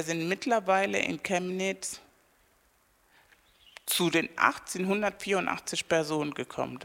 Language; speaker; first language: German; non-native, fluent; Spanish